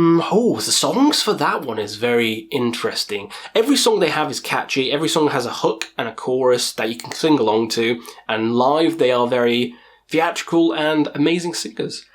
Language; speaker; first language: English; native; English